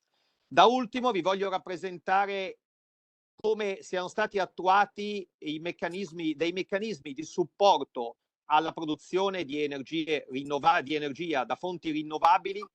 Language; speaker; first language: Italian; native; Italian